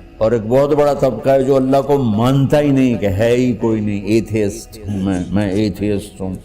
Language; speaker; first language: Urdu; non-native, local second language; Punjabi